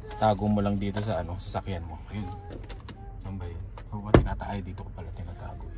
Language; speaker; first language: Filipino; native; Filipino